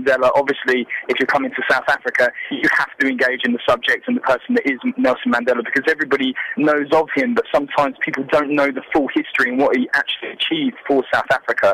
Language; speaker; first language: English; native; English